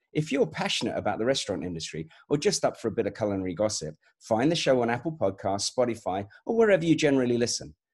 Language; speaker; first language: English; native; English